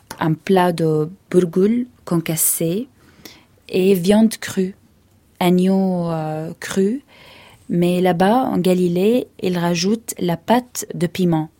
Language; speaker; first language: French; non-native, fluent; Arabic